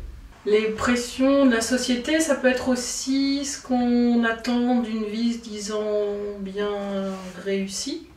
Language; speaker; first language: French; native; French